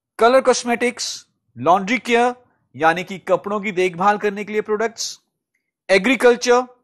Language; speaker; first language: Hindi; native; Hindi